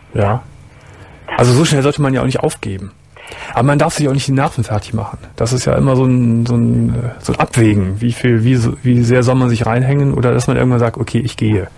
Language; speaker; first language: German; native; German